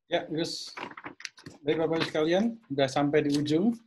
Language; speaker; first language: Indonesian; native; Indonesian